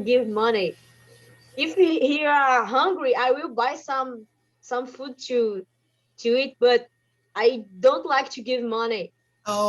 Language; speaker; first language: English; non-native, learner; Portuguese